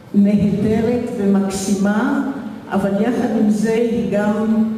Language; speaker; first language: Hebrew; early bilingual, other home language; Polish